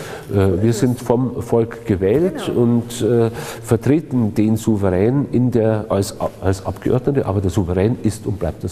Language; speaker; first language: German; native; German